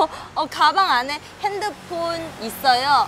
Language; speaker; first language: Korean; non-native, learner; Chinese